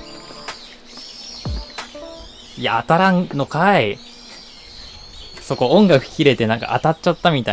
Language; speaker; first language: Japanese; native; Japanese